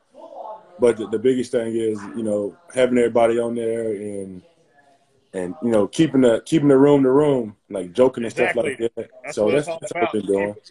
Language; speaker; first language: English; native; English